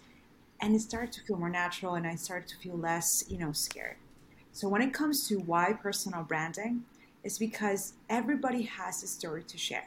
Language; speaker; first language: English; non-native, fluent; Spanish